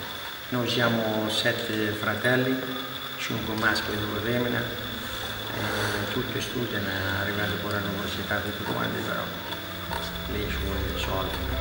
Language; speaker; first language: Italian; non-native, learner; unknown